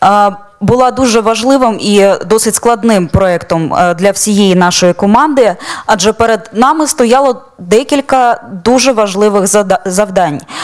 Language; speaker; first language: Ukrainian; native; Ukrainian